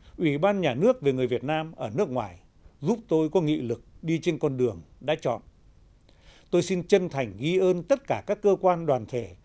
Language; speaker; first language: Vietnamese; native; Vietnamese